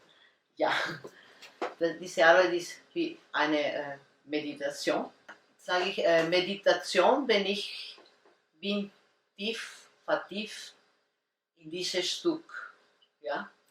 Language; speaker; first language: German; non-native, learner; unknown